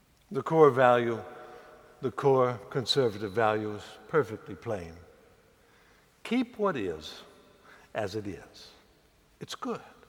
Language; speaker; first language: English; native; English